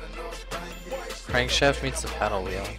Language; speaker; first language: English; native; English